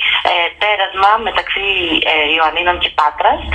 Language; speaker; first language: Greek; native; Greek